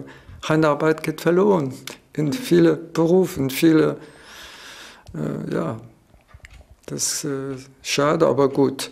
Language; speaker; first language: German; non-native, fluent; French